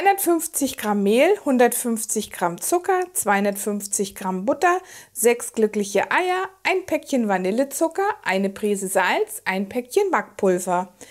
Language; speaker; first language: German; native; German